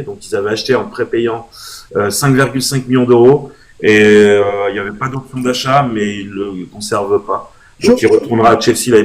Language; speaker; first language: French; native; French